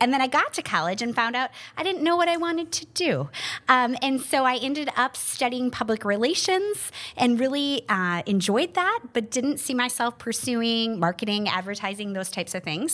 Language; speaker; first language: English; native; English